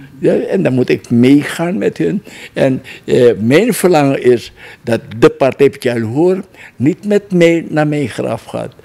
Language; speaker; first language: Dutch; non-native, local second language; Javanese